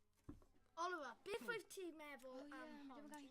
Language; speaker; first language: Welsh; non-native, local second language; English